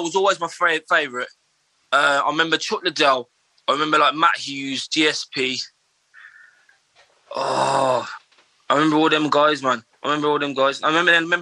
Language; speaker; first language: English; native; English